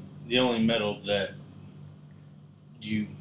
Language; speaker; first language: English; native; English